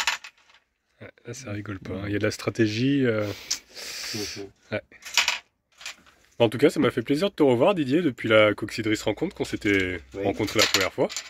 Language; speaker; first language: French; native; French